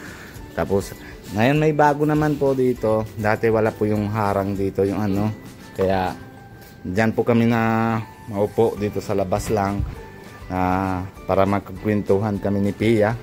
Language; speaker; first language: Filipino; non-native, fluent; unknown